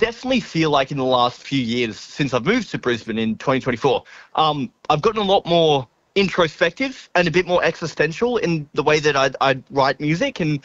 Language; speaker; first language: English; native; English